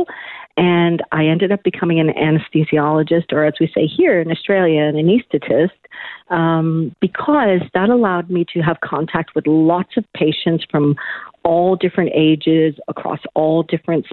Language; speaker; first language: English; native; English